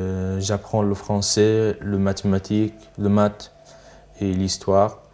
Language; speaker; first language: French; non-native, learner; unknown